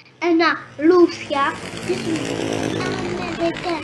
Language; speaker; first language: French; non-native, learner; Arabic